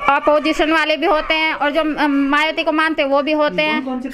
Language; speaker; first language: Hindi; native; Hindi